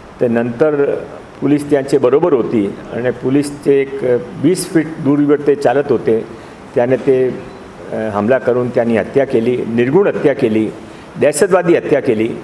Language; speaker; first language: Marathi; non-native, local second language; Hindi